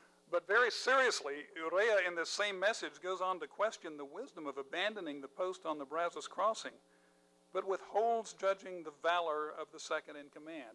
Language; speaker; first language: English; native; English